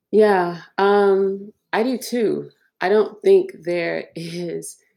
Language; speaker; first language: English; early bilingual, other home language; Yoruba